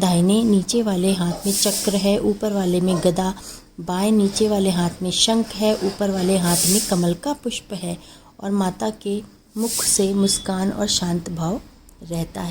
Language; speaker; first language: Hindi; native; Hindi